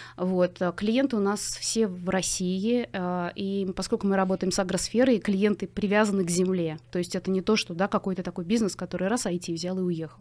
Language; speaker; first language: Russian; native; Russian